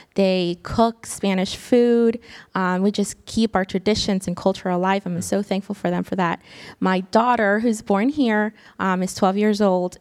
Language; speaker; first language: English; early bilingual, other home language; Spanish